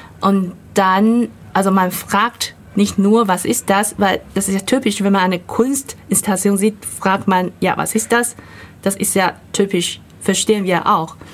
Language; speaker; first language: German; non-native, fluent; Chinese